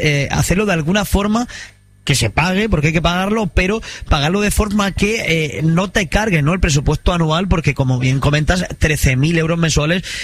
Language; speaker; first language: Spanish; native; Spanish